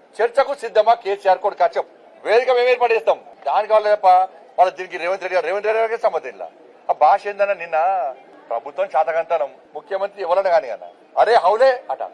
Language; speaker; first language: Telugu; native; Telugu